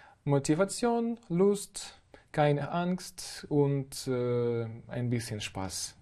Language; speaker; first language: German; non-native, learner; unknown